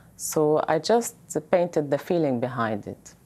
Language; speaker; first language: English; non-native, fluent; Arabic